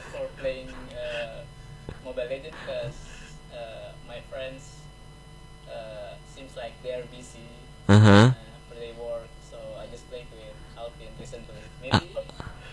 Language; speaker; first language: English; non-native, learner; Indonesian